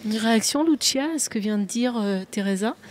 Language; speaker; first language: French; native; French